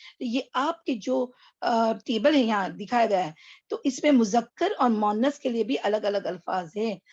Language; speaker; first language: Urdu; native; Urdu